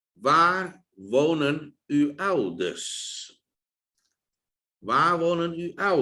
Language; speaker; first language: Dutch; non-native, fluent; Thai